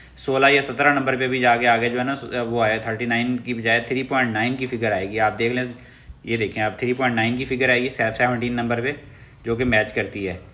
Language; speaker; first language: Urdu; non-native, local second language; Punjabi